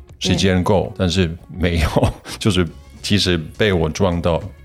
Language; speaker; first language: Chinese; non-native, fluent; German